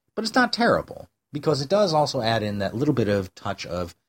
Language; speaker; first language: English; native; English